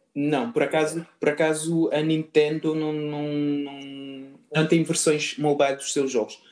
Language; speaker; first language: Portuguese; non-native, local second language; Kabuverdianu